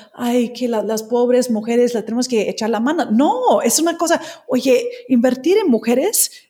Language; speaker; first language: Spanish; non-native, fluent; English